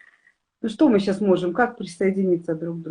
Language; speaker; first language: Russian; native; Russian